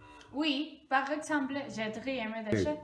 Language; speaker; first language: French; non-native, learner; Spanish